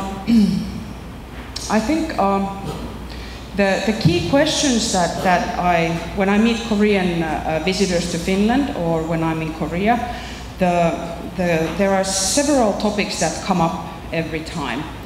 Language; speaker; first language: English; non-native, fluent; Finnish